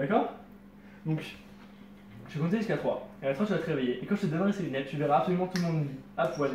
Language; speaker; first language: French; native; French